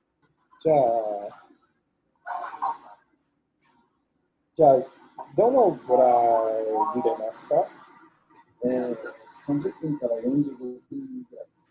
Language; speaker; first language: Japanese; non-native, fluent; English